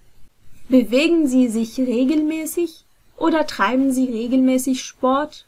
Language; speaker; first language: German; non-native, fluent; Arabic